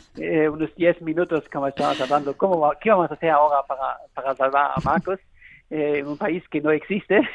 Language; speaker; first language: Spanish; non-native, fluent; German